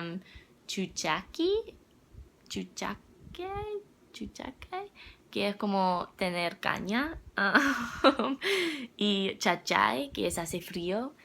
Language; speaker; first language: Spanish; non-native, learner; English